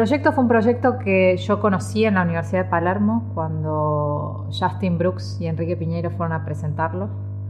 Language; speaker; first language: Spanish; native; Spanish